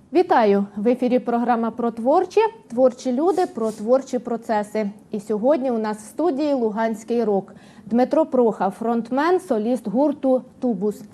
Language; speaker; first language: Ukrainian; native; Ukrainian